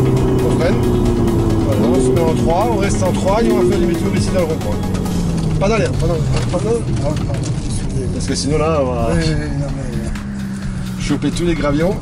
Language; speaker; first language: French; native; French